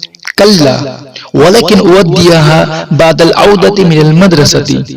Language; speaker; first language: Arabic; non-native, fluent; Urdu